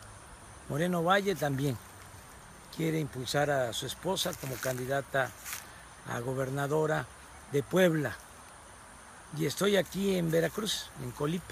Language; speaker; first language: Spanish; native; Spanish